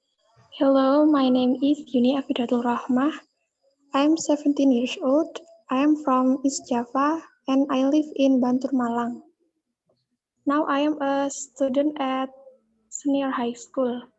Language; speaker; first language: English; non-native, learner; Indonesian